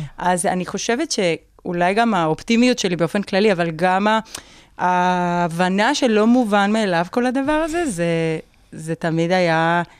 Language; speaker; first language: Hebrew; non-native, fluent; Spanish